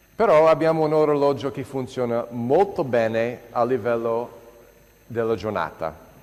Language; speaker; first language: Italian; non-native, fluent; English